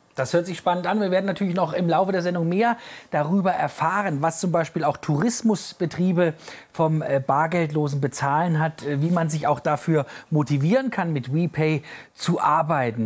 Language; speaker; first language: German; native; German